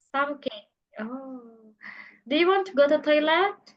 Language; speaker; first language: English; non-native, learner; Indonesian